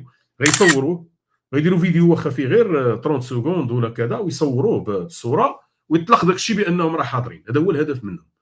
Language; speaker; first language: Arabic; native; Arabic